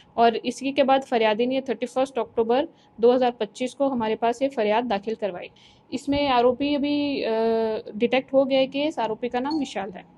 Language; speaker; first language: Hindi; non-native, local second language; Gujarati